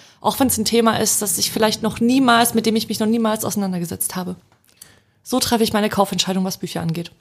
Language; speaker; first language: German; early bilingual, other home language; Polish